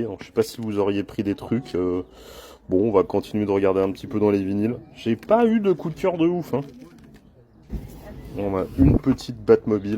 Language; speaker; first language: French; native; French